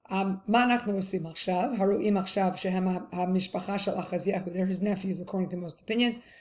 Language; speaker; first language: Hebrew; non-native, fluent; English